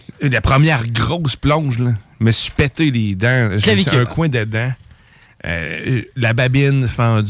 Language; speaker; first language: French; native; French